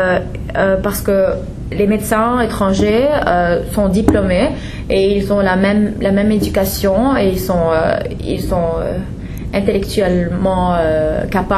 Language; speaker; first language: French; non-native, fluent; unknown